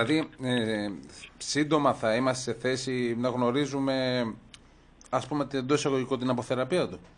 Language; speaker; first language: Greek; native; Greek